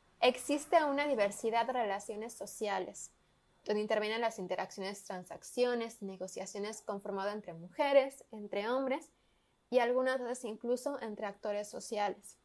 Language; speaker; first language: Spanish; native; Spanish